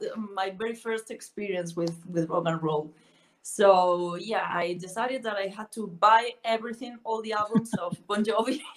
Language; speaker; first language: English; non-native, fluent; Spanish